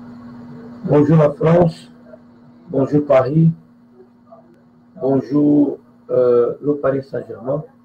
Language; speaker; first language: French; non-native, fluent; Portuguese